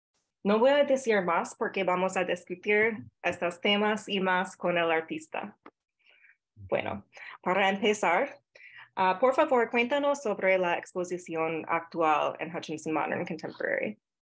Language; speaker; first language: Spanish; non-native, fluent; English